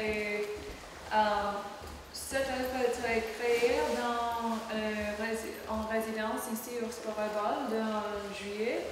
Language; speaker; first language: French; non-native, learner; English